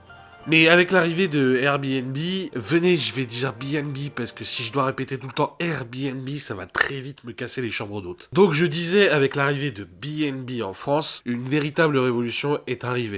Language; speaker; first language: French; native; French